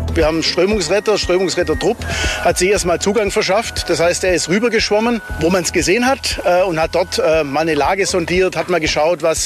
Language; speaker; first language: German; native; German